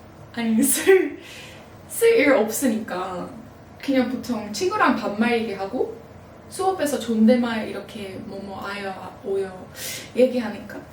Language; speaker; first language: Korean; non-native, fluent; English